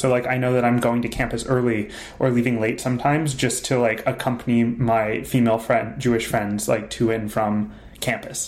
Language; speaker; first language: English; native; English